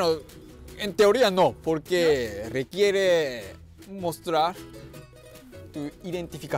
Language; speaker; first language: Spanish; non-native, fluent; Japanese